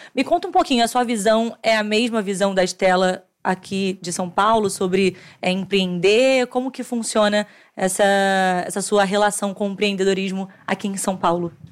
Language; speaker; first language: Portuguese; native; Portuguese